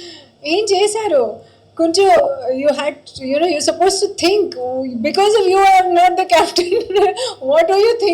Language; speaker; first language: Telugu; non-native, learner; Hindi